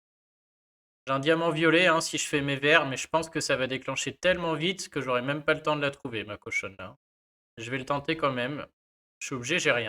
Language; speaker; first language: French; native; French